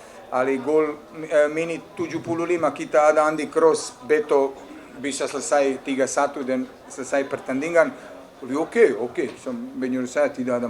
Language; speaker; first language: Indonesian; non-native, fluent; Serbian